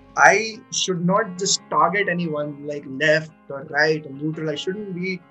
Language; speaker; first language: English; non-native, local second language; Hindi